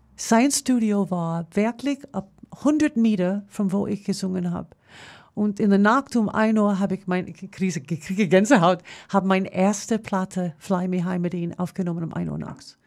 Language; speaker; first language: German; non-native, fluent; English